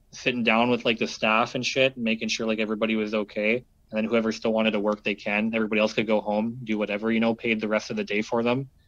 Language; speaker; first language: English; native; English